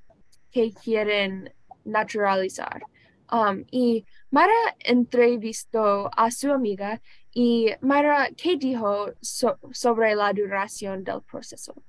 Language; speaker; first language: Spanish; non-native, learner; English